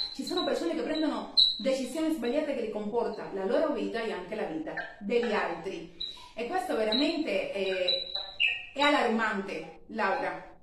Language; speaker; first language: Italian; non-native, fluent; Spanish